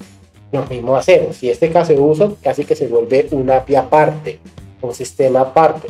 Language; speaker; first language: Spanish; native; Spanish